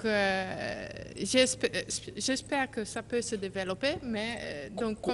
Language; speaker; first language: French; non-native, learner; Dutch